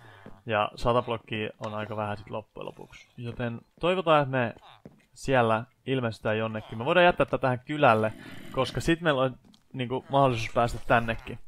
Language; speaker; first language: Finnish; native; Finnish